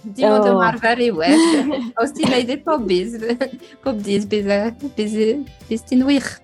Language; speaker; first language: Welsh; non-native, local second language; English